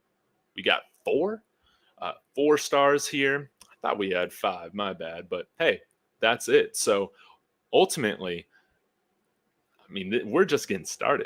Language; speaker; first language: English; native; English